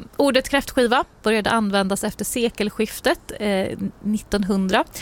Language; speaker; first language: Swedish; native; Swedish